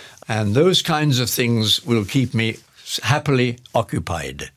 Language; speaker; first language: English; native; English